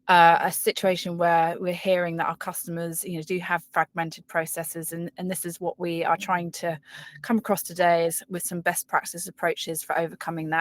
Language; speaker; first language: English; native; English